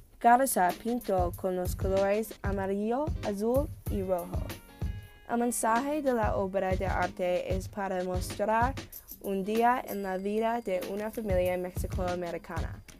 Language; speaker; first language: Spanish; non-native, learner; English